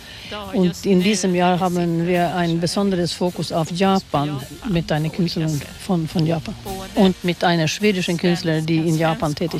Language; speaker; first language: German; non-native, fluent; Swedish